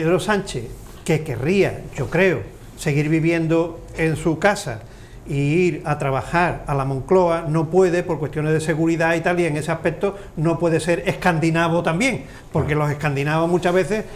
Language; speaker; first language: Spanish; native; Spanish